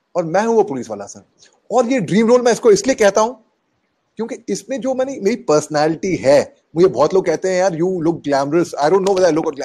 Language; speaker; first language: Hindi; native; Hindi